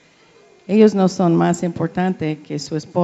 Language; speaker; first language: Spanish; non-native, learner; English